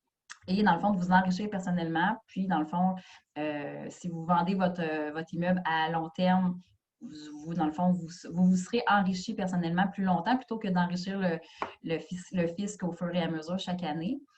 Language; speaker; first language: French; native; French